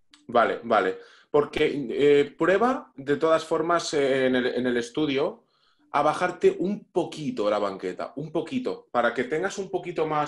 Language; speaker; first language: Spanish; native; Spanish